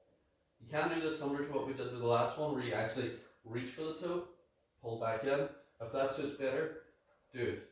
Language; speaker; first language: English; native; English